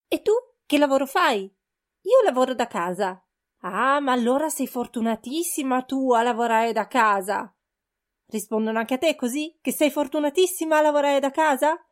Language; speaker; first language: Italian; native; Italian